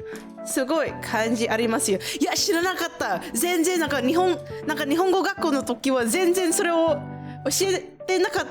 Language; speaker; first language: Japanese; non-native, fluent; Indonesian